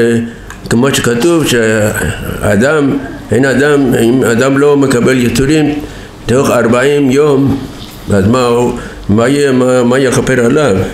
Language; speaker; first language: Hebrew; non-native, fluent; Persian